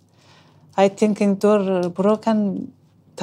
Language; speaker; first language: English; non-native, learner; Hazaragi